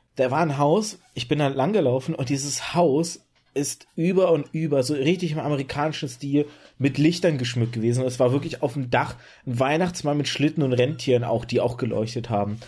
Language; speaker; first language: German; early bilingual, other home language; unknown